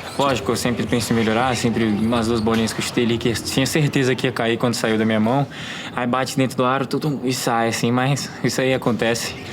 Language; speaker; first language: Portuguese; native; Portuguese